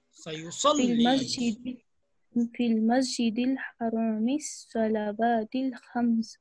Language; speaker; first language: Arabic; non-native, learner; Urdu